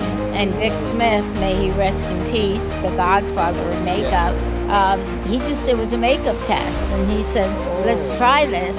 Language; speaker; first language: English; native; English